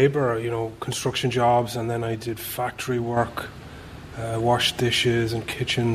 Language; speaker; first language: English; native; English